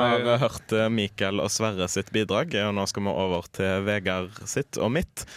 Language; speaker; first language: Norwegian; native; Norwegian